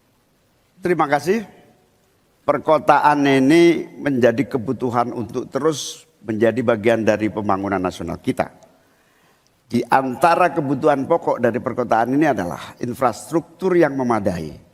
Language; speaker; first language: Indonesian; native; Indonesian